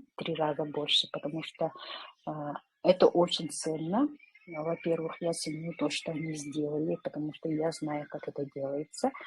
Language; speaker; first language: Russian; non-native, local second language; Yakut